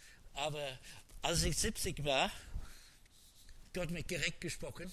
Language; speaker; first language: German; non-native, fluent; English